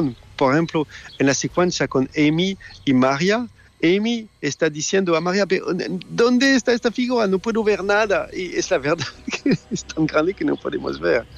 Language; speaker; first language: Spanish; non-native, learner; French